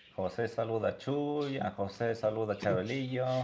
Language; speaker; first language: Spanish; native; Spanish